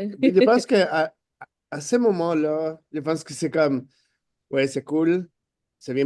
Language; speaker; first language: French; non-native, fluent; Spanish